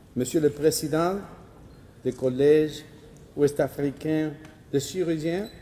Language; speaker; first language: French; non-native, learner; Spanish